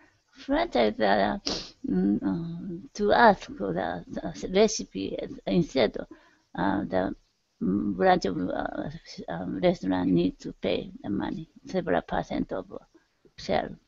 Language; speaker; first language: English; non-native, learner; Japanese